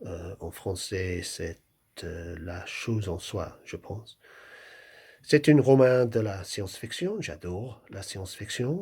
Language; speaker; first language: French; non-native, fluent; English